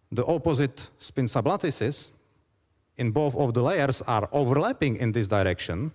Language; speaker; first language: English; non-native, fluent; Czech